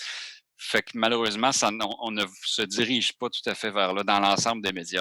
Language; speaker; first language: French; native; French